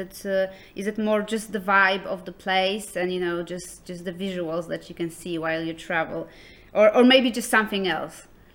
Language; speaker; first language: English; non-native, fluent; Polish